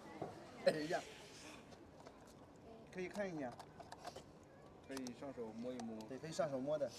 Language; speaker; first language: Chinese; native; Chinese